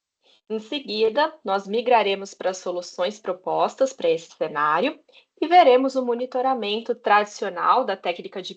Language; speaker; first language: Portuguese; native; Portuguese